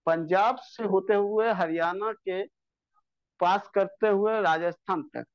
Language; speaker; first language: Hindi; non-native, local second language; Bangla